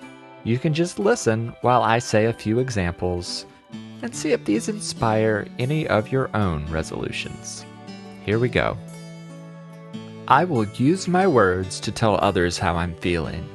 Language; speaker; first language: English; native; English